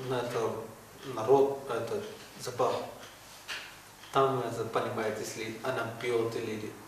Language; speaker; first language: Russian; non-native, local second language; Kyrgyz